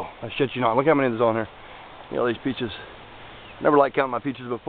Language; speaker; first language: English; native; English